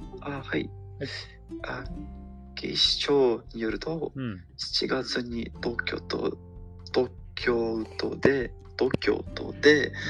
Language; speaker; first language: Japanese; non-native, learner; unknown